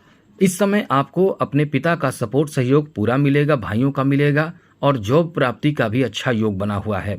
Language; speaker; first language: Hindi; native; Hindi